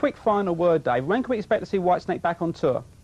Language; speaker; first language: English; native; English